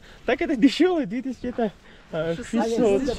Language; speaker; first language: Russian; non-native, learner; Urdu